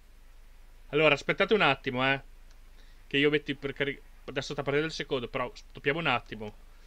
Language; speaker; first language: Italian; native; Italian